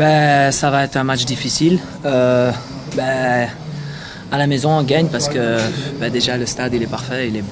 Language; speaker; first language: French; non-native, fluent; Dutch